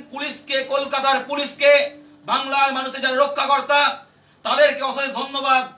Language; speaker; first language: Bangla; native; Bangla